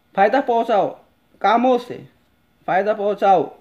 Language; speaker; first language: Hindi; non-native, local second language; Bangla